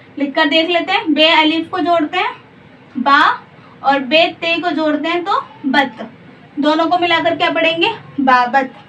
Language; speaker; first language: Hindi; native; Hindi